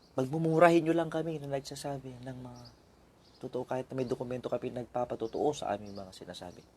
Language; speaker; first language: Filipino; non-native, local second language; Iloko